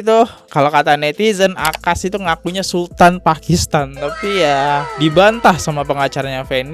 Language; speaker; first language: Indonesian; native; Indonesian